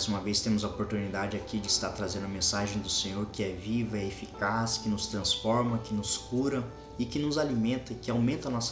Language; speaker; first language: Portuguese; native; Portuguese